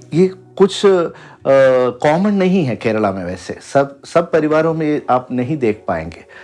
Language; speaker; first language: Hindi; non-native, local second language; Malayalam